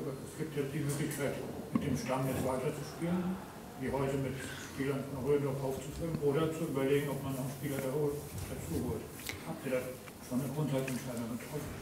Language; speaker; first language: German; native; German